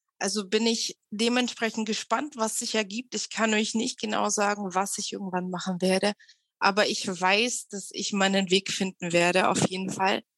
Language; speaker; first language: German; early bilingual, other home language; Russian